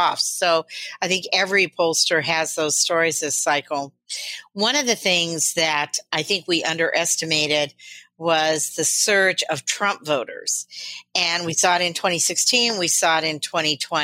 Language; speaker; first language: English; native; English